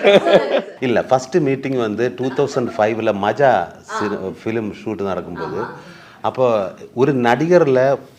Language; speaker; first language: Tamil; non-native, learner; Malayalam